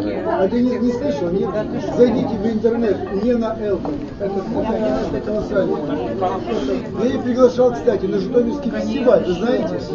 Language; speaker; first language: Russian; native; Russian